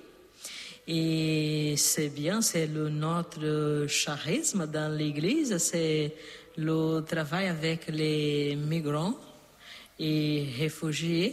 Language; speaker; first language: French; non-native, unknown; Portuguese